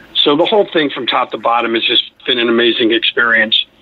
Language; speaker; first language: English; native; English